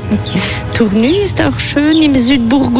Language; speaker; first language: German; non-native, fluent; French